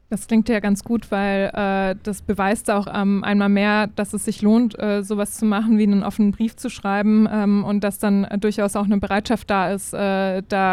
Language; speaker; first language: German; native; German